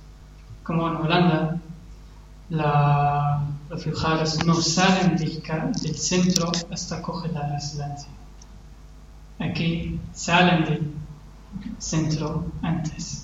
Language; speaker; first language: Spanish; non-native, learner; Arabic